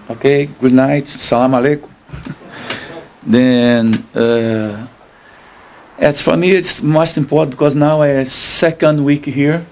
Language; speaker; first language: English; non-native, learner; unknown